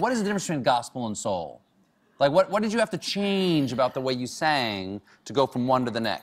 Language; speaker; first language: English; native; English